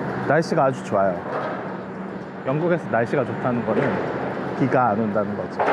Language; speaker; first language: Korean; native; Korean